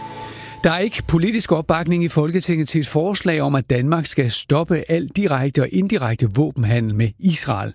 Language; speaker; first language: Danish; native; Danish